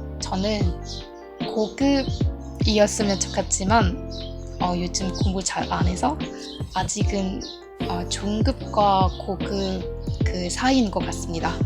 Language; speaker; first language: Korean; non-native, fluent; Burmese